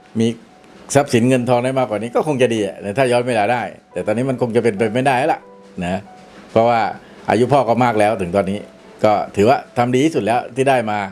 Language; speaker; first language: Thai; native; Thai